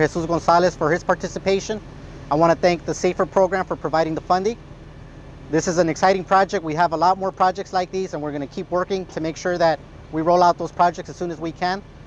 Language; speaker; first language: English; early bilingual, other home language; Spanish